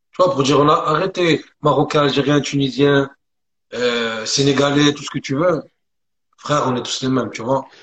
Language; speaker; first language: French; early bilingual, other home language; Arabic